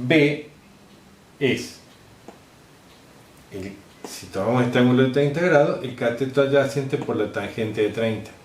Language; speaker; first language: Spanish; native; Spanish